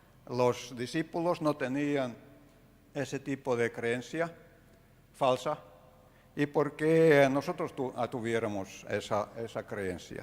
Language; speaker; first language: Spanish; non-native, fluent; Finnish